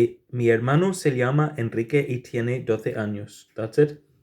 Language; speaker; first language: Spanish; non-native, fluent; English